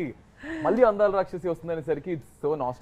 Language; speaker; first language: Telugu; native; Telugu